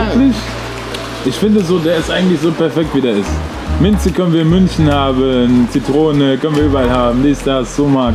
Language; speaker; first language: German; native; German